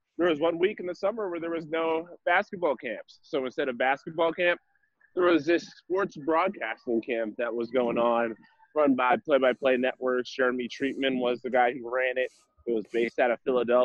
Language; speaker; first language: English; native; English